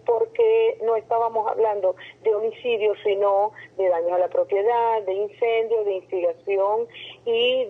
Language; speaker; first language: Spanish; native; Spanish